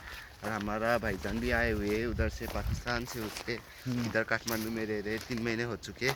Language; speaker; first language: Hindi; non-native, learner; Nepali